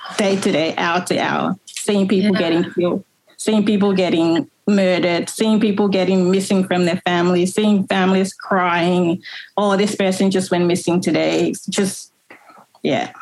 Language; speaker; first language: English; native; English